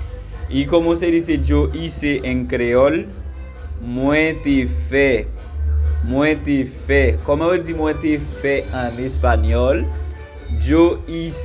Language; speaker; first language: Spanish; non-native, fluent; Haitian Creole